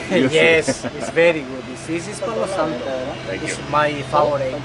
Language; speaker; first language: English; non-native, learner; Spanish